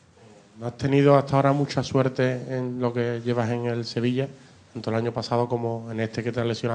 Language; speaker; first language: Spanish; native; Spanish